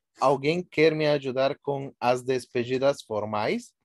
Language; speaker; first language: Portuguese; non-native, fluent; Spanish